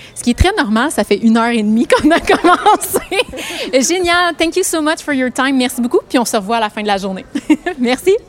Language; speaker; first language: French; native; French